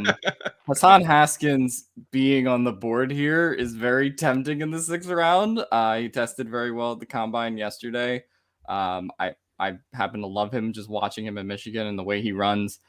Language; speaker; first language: English; native; English